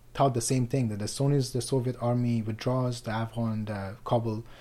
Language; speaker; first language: English; non-native, fluent; Persian